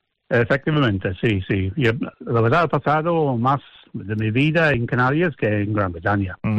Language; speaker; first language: Spanish; non-native, fluent; English